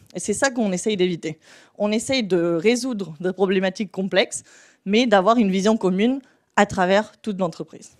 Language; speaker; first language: French; non-native, fluent; Spanish